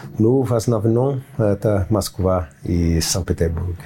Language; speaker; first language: Russian; non-native, fluent; Portuguese